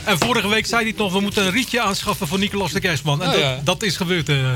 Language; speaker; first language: Dutch; native; Dutch